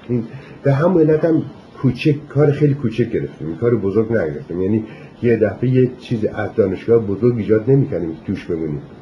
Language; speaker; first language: Persian; native; Persian